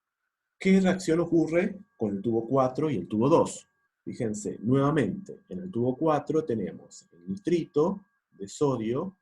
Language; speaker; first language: Spanish; native; Spanish